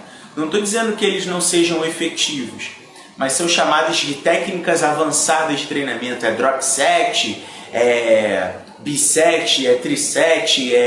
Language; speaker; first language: Portuguese; native; Portuguese